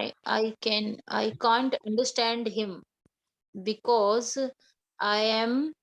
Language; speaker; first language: English; non-native, learner; Hindi